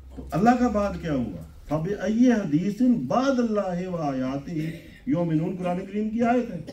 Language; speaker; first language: Urdu; non-native, local second language; Punjabi